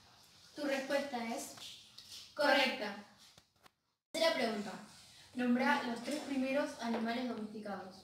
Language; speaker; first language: Spanish; native; Spanish